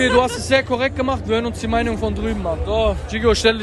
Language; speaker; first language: German; native; German